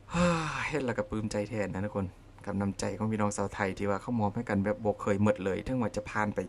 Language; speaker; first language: Thai; non-native, local second language; Northeastern Thai